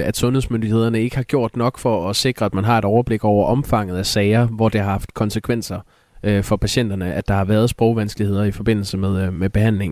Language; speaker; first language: Danish; native; Danish